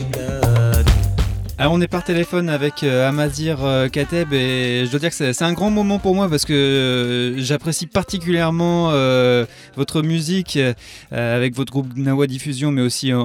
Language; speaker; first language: French; native; French